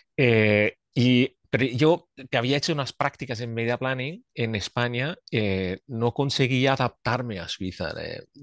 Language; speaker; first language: Spanish; non-native, fluent; Swiss German